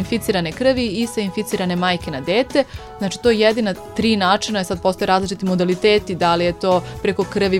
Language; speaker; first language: Serbian; native; Serbian